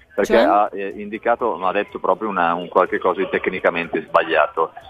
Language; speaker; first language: Italian; native; Italian